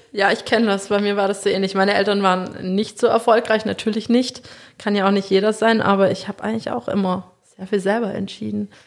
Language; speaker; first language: German; native; German